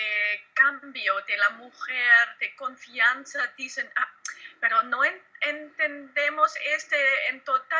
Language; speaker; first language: Spanish; non-native, learner; German